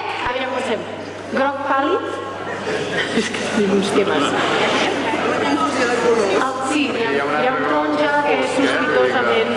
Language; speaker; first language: Catalan; native; Catalan